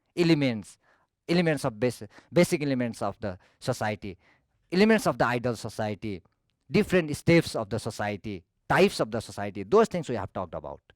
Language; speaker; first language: English; non-native, local second language; Nepali